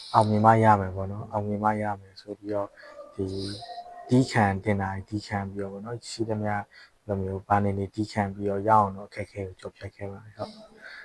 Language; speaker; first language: Burmese; native; Burmese